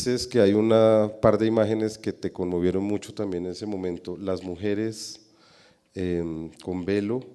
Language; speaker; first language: Spanish; native; Spanish